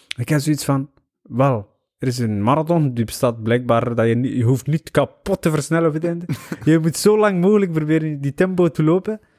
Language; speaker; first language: Dutch; early bilingual, other home language; Somali